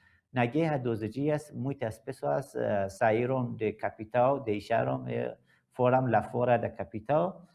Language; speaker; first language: Portuguese; non-native, learner; Persian